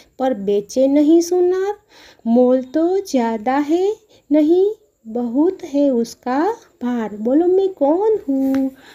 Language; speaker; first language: Hindi; non-native, local second language; Gujarati